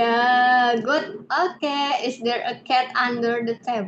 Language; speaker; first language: English; non-native, fluent; Indonesian